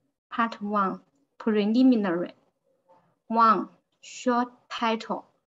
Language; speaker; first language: English; non-native, learner; Chinese